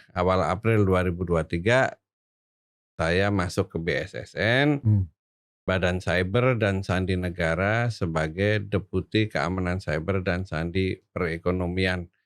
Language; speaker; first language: Indonesian; non-native, local second language; Javanese